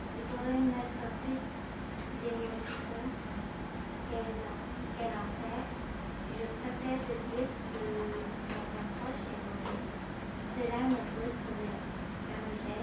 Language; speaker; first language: French; non-native, learner; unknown